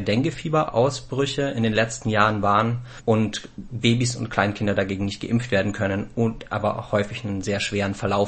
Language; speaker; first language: German; native; German